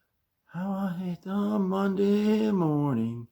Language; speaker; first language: English; native; English